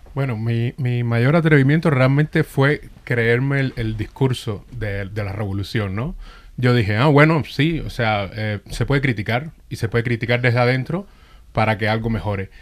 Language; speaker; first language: Spanish; native; Spanish